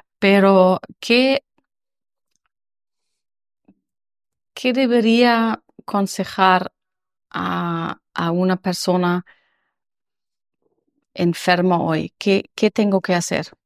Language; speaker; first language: Spanish; non-native, learner; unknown